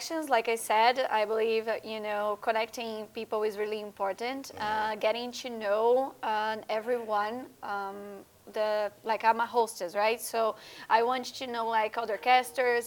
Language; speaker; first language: English; non-native, fluent; Portuguese